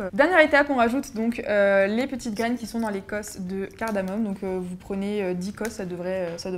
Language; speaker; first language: French; native; French